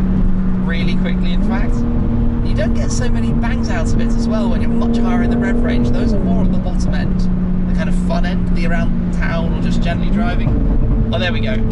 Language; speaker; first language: English; native; English